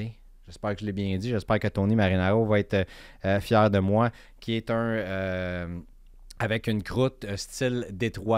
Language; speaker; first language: French; native; French